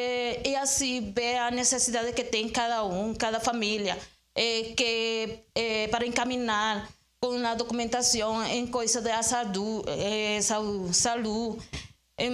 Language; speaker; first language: Portuguese; non-native, learner; Spanish